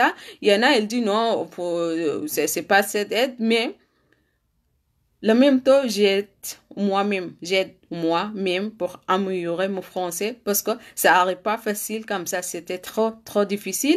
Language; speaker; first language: French; non-native, learner; Arabic